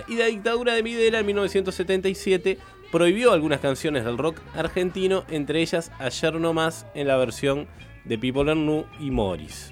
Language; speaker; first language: Spanish; native; Spanish